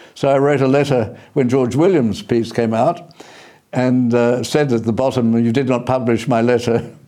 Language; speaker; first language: English; early bilingual, other home language; Indonesian